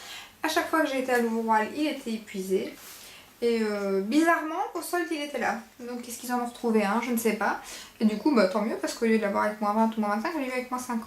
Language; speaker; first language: French; native; French